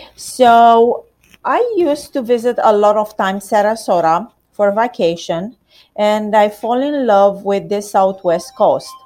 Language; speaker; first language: English; non-native, learner; Romanian